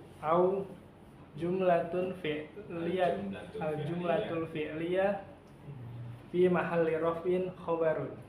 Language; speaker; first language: Arabic; non-native, learner; Indonesian